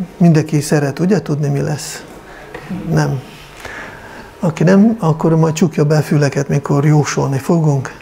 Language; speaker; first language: Hungarian; non-native, fluent; Russian